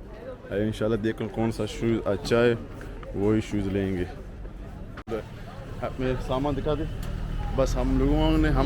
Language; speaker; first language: Hindi; non-native, local second language; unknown